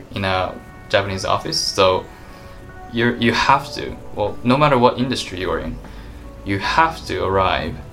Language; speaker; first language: English; non-native, fluent; Japanese